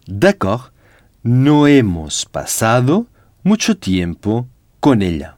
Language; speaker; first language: Spanish; non-native, fluent; French